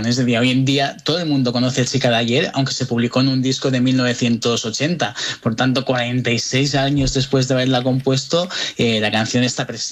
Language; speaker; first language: Spanish; native; Spanish